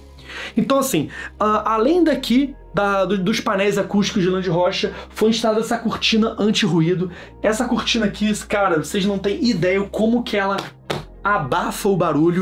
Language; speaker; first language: Portuguese; native; Portuguese